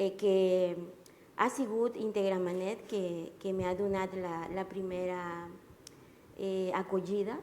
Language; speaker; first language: Catalan; non-native, learner; Spanish